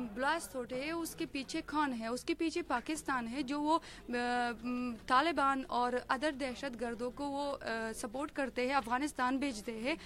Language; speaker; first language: Urdu; non-native, learner; Persian